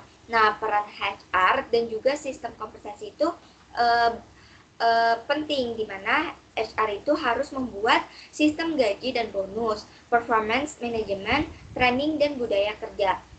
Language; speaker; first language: Indonesian; native; Indonesian